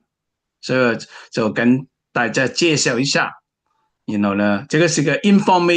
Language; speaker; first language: Chinese; native; Chinese